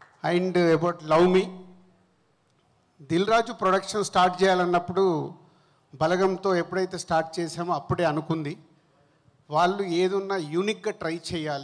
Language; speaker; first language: Telugu; native; Telugu